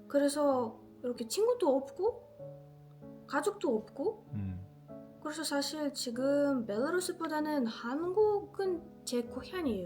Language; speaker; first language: Korean; non-native, fluent; Russian